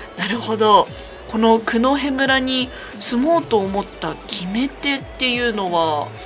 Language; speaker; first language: Japanese; native; Japanese